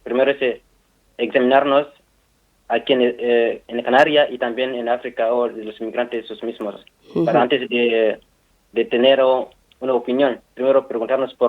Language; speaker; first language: Spanish; non-native, fluent; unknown